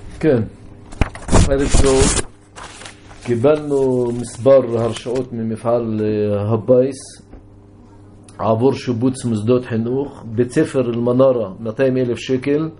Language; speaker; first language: Hebrew; non-native, local second language; Arabic